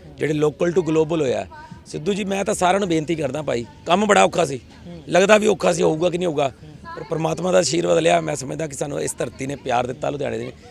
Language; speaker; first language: Punjabi; native; Punjabi